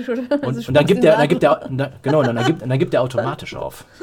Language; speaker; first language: German; native; German